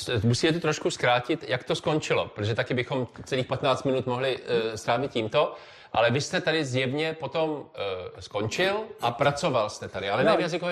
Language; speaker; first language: Czech; native; Czech